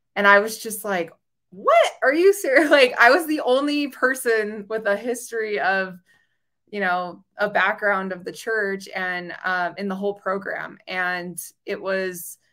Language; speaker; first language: English; native; English